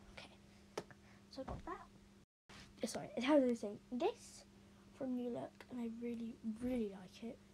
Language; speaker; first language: English; native; English